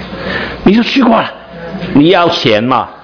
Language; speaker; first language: Chinese; non-native, learner; Cantonese